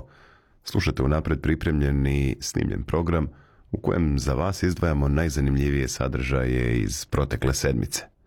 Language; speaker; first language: Serbian; native; Serbian